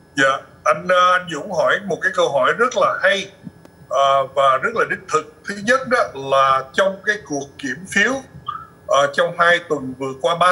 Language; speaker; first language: Vietnamese; early bilingual, other home language; English